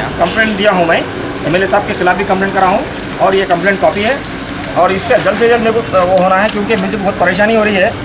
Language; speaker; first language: Urdu; native; Urdu